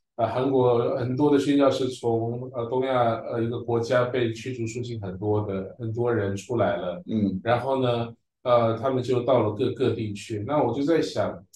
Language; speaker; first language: Chinese; early bilingual, heritage; Chinese